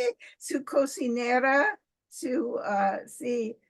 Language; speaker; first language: Spanish; non-native, learner; English